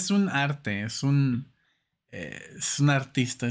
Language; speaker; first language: Spanish; non-native, fluent; German